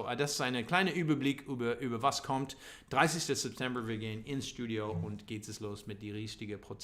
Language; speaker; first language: German; non-native, learner; English